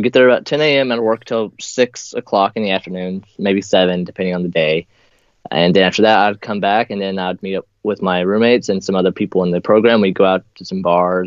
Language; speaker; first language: English; native; English